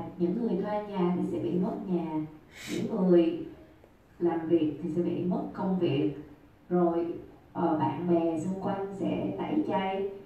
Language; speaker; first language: Vietnamese; native; Vietnamese